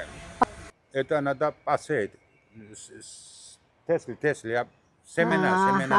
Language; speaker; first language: Russian; non-native, local second language; Georgian